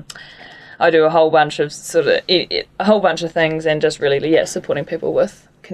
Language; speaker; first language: English; native; English